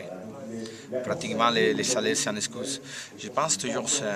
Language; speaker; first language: French; non-native, learner; Spanish